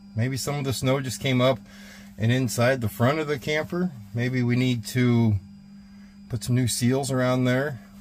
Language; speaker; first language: English; native; English